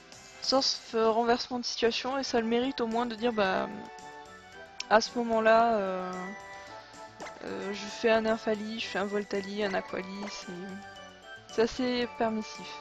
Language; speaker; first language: French; native; French